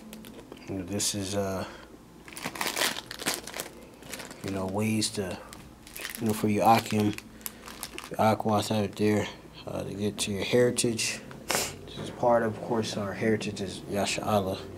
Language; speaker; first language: English; native; English